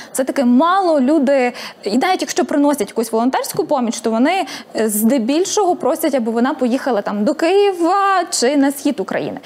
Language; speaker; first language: Ukrainian; native; Ukrainian